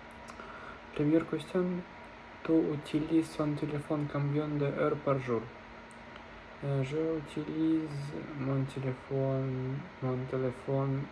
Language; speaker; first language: French; non-native, learner; Russian